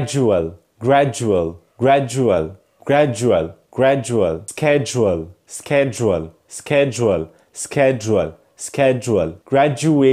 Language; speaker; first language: English; non-native, fluent; Arabic